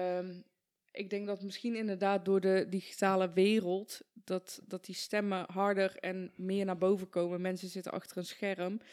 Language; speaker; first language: Dutch; early bilingual, other home language; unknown